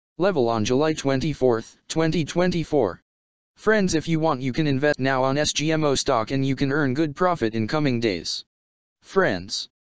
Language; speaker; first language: English; non-native, local second language; Hindi